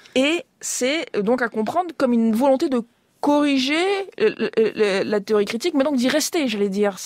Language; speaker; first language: French; native; French